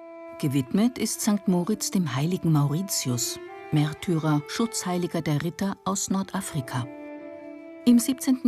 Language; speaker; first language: German; native; German